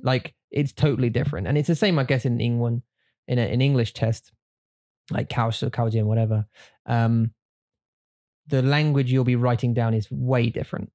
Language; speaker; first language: English; native; English